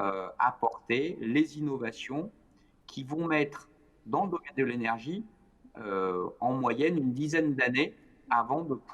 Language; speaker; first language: French; native; French